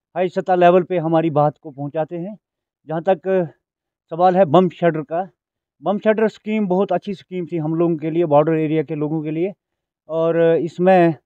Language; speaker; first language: Hindi; non-native, local second language; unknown